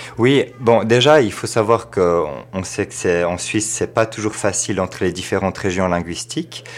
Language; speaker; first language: French; native; French